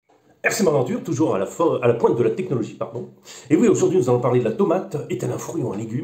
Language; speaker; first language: French; native; French